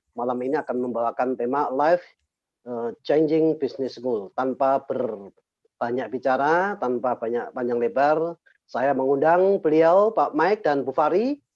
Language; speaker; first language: Indonesian; native; Indonesian